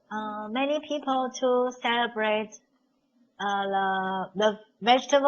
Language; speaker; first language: English; non-native, learner; Chinese